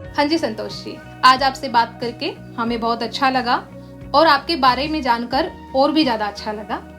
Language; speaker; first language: Hindi; native; Hindi